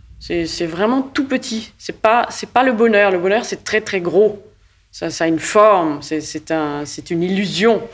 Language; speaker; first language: French; native; French